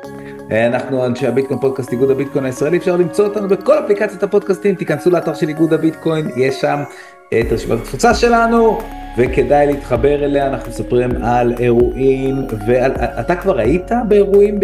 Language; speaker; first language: Hebrew; native; Hebrew